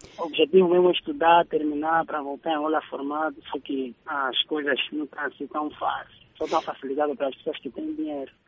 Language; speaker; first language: Portuguese; native; Portuguese